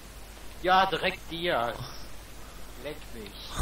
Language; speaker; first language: German; native; German